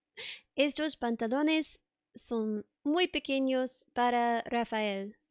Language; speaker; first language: Spanish; non-native, learner; English